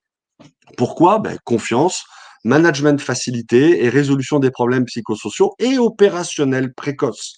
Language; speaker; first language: French; native; French